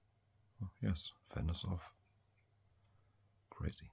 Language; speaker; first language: English; non-native, learner; German